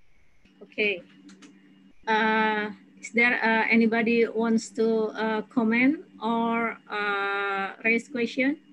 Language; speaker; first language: English; non-native, fluent; Indonesian